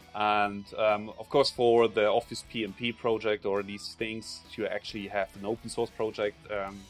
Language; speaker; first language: English; non-native, fluent; German